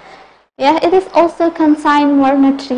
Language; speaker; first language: English; non-native, local second language; Indonesian